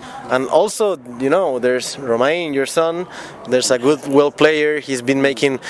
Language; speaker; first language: English; non-native, fluent; Spanish